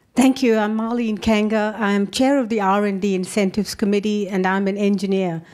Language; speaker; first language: English; native; English